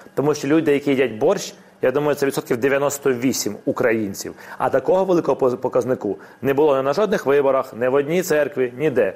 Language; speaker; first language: Ukrainian; non-native, local second language; Russian